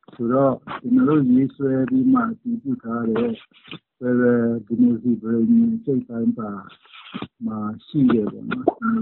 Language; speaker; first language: Burmese; non-native, local second language; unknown